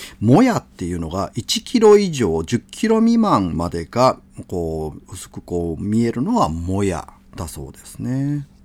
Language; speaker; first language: Japanese; native; Japanese